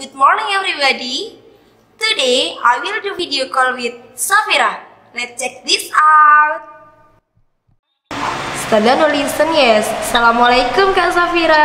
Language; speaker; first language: English; non-native, learner; Indonesian